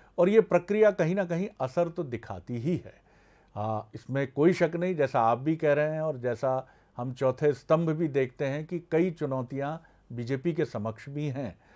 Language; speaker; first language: Hindi; native; Hindi